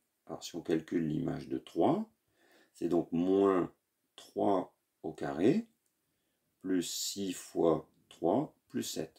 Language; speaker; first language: French; native; French